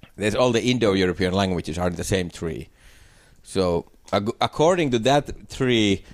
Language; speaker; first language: English; non-native, fluent; Finnish